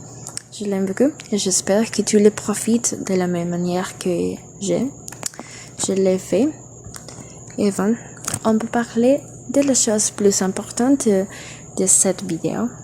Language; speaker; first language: French; non-native, learner; Spanish